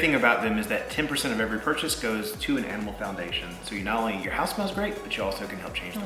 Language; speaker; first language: English; native; English